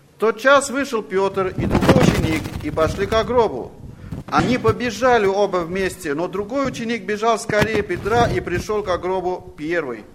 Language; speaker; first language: Russian; non-native, fluent; Armenian